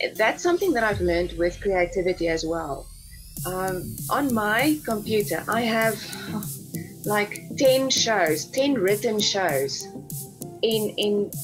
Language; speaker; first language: English; non-native, local second language; Afrikaans